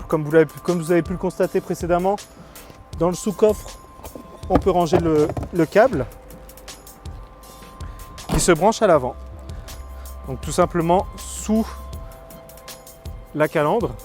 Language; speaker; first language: French; native; French